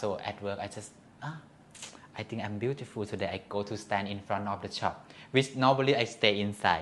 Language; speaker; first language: English; non-native, learner; Thai